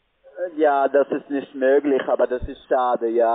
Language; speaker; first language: German; non-native, learner; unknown